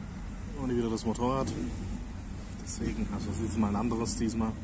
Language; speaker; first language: German; native; German